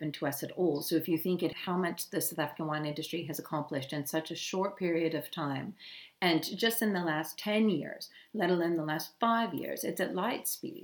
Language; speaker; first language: English; native; English